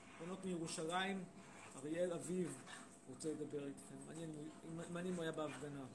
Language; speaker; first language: Hebrew; native; Hebrew